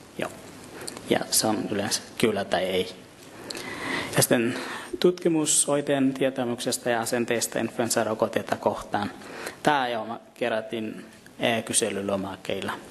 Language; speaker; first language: Finnish; non-native, fluent; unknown